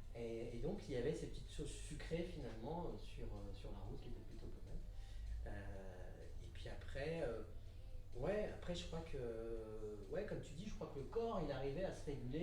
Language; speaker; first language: French; native; French